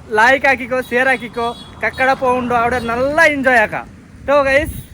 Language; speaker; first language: Malayalam; native; Malayalam